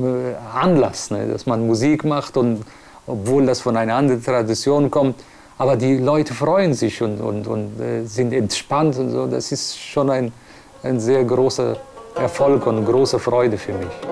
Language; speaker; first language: German; non-native, fluent; Persian